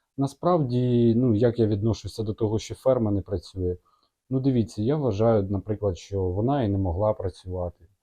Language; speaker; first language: Ukrainian; non-native, local second language; Russian